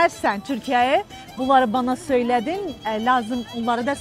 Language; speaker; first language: Turkish; non-native, learner; Kurdish